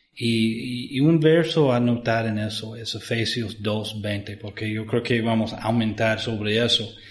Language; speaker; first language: Spanish; non-native, fluent; English